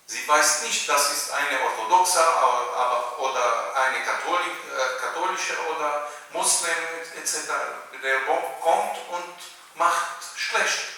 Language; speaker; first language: German; non-native, learner; Arabic